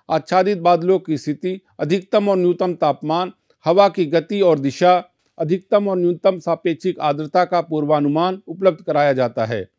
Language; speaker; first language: Hindi; native; Hindi